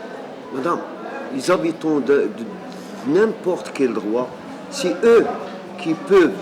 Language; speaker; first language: French; non-native, local second language; Arabic